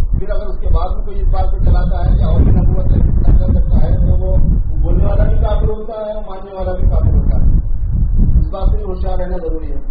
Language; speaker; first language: Urdu; native; Urdu